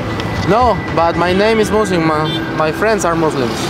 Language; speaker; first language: English; non-native, learner; Spanish